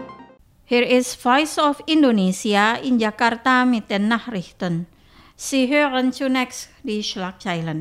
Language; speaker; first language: German; non-native, fluent; Indonesian